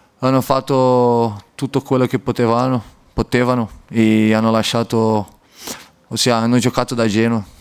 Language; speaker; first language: Italian; non-native, fluent; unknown